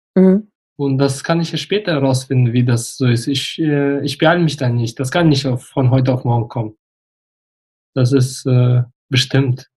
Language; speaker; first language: German; early bilingual, other home language; Russian